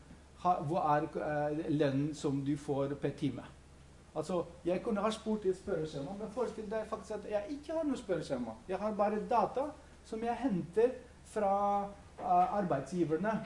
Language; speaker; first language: Norwegian; non-native, fluent; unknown